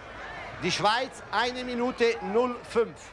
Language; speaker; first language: German; non-native, fluent; Italian